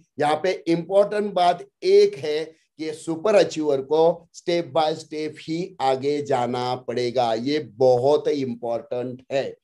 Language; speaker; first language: Hindi; non-native, local second language; Marathi